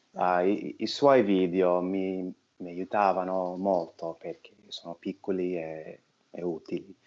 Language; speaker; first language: Italian; non-native, fluent; English